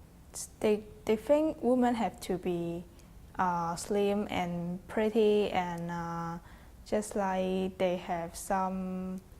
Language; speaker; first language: English; non-native, fluent; Chinese